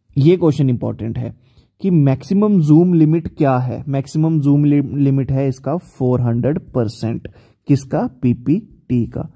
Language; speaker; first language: Hindi; native; Hindi